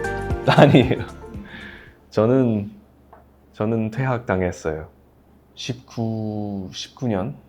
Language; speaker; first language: Korean; non-native, fluent; English